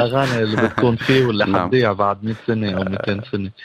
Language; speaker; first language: Arabic; native; Arabic